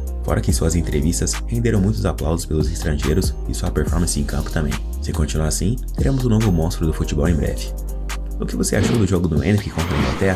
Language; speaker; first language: Portuguese; native; Portuguese